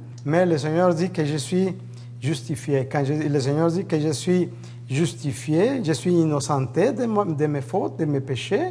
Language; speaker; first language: French; native; French